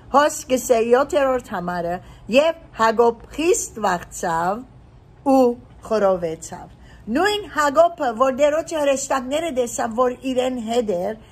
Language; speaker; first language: Armenian; early bilingual, heritage; Armenian